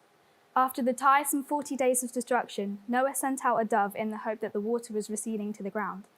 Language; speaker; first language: English; native; English